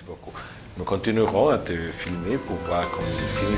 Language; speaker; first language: French; non-native, learner; Spanish